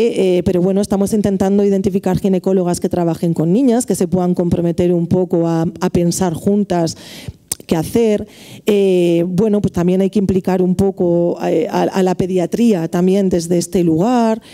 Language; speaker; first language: Spanish; native; Spanish